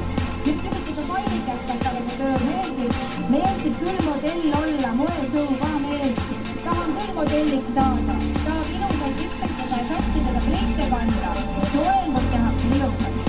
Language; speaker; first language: Estonian; native; Estonian